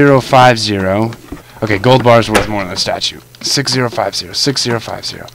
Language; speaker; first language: English; native; English